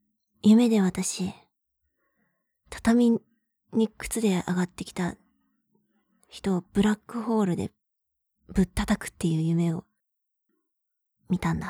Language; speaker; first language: Japanese; native; Japanese